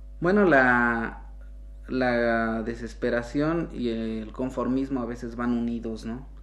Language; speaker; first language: Spanish; native; Spanish